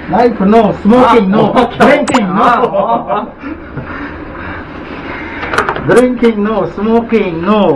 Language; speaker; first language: Japanese; non-native, learner; English